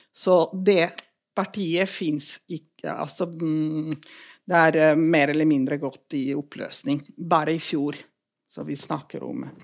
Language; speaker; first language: Norwegian; non-native, fluent; Italian